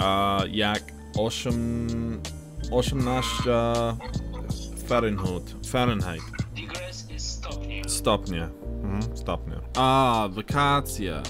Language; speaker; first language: Polish; non-native, learner; English